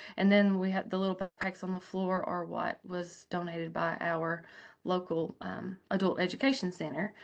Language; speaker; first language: English; native; English